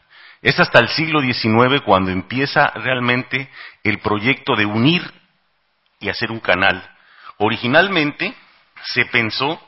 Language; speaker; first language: Spanish; native; Spanish